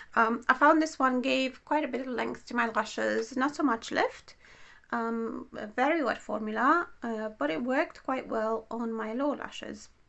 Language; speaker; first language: English; non-native, fluent; Romanian